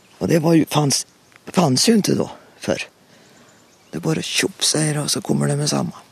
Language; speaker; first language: Swedish; native; Swedish